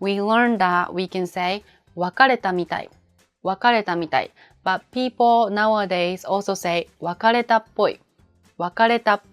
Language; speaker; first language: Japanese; native; Japanese